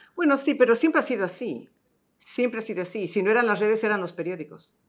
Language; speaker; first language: Spanish; native; Spanish